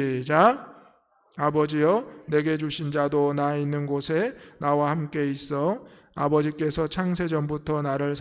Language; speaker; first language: Korean; native; Korean